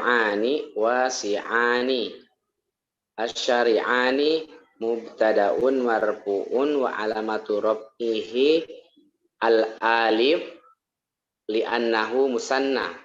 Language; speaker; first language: Arabic; non-native, learner; Indonesian